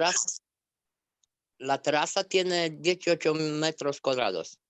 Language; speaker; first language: Spanish; non-native, fluent; Romanian